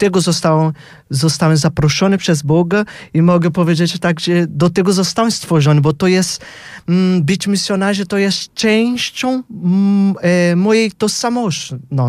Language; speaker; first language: Polish; non-native, fluent; Portuguese